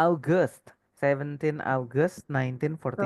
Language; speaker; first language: English; non-native, fluent; Indonesian